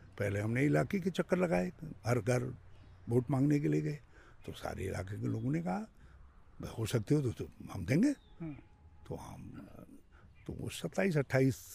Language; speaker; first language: Hindi; native; Hindi